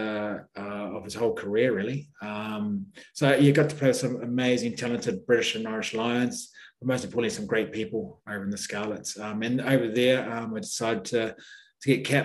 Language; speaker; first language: English; native; English